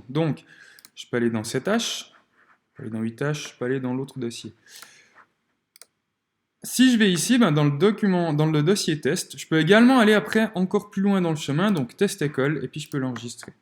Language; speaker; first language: French; native; French